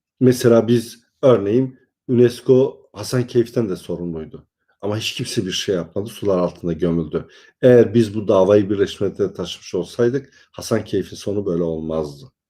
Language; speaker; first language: Turkish; non-native, local second language; Kurdish